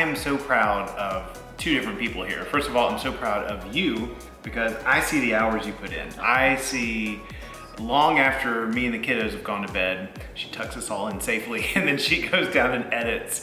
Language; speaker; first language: English; native; English